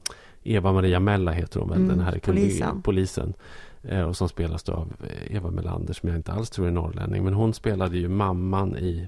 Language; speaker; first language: Swedish; native; Swedish